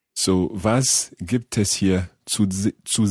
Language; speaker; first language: German; non-native, learner; English